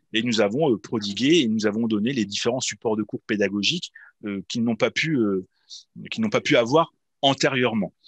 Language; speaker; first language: French; native; French